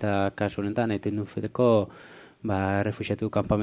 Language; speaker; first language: Basque; native; Basque